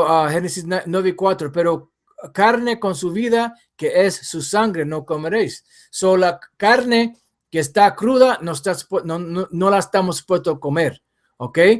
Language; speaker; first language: Spanish; early bilingual, heritage; English